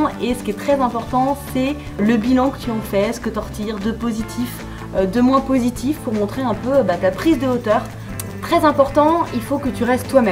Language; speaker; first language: French; native; French